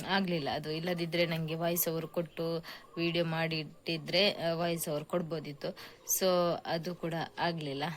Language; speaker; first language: Kannada; native; Kannada